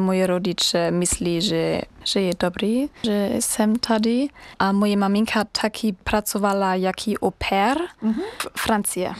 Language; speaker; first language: Czech; non-native, learner; German